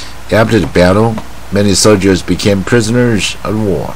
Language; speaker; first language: English; non-native, fluent; Chinese